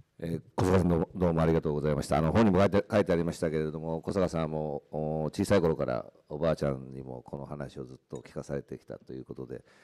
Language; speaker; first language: Japanese; native; Japanese